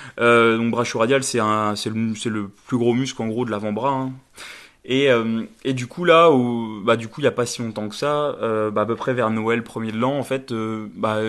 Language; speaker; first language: French; native; French